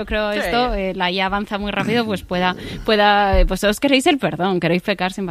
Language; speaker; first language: Spanish; native; Spanish